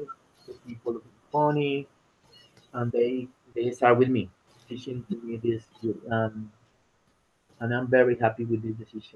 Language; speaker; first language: English; non-native, learner; Spanish